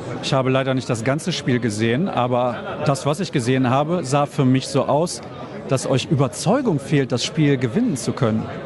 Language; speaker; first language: German; native; German